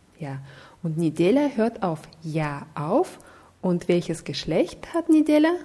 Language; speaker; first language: German; non-native, fluent; Russian